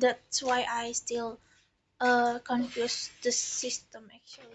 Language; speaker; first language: English; non-native, learner; Indonesian